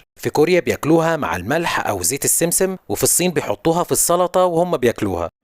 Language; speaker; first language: Arabic; native; Arabic